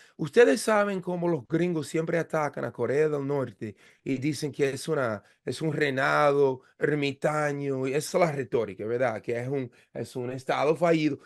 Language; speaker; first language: Spanish; non-native, fluent; English